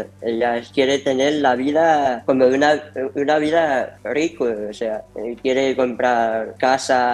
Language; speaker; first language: Spanish; early bilingual, heritage; Spanish